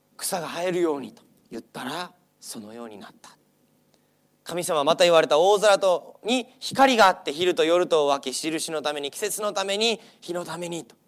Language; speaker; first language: Japanese; non-native, fluent; English